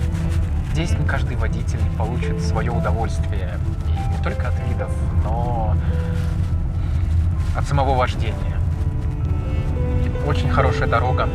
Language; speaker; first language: Russian; native; Russian